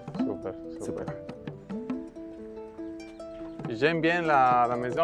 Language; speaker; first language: French; non-native, fluent; Italian